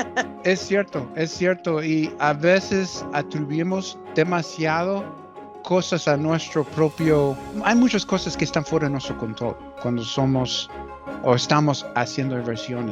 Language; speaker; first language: Spanish; early bilingual, heritage; Spanish